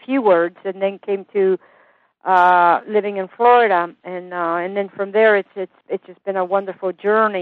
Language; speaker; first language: English; non-native, fluent; Italian